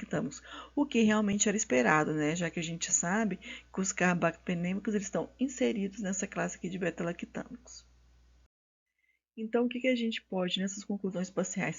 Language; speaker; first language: Portuguese; native; Portuguese